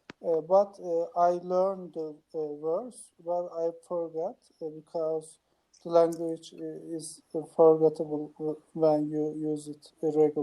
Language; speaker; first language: English; non-native, learner; Turkish